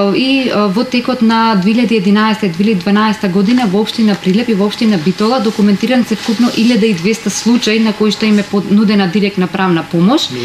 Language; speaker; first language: Macedonian; non-native, local second language; Romany